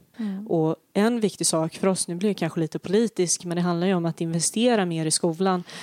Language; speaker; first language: Swedish; early bilingual, other home language; Bosnian